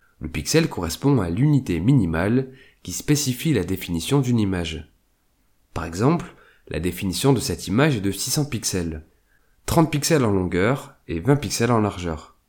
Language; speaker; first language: French; native; French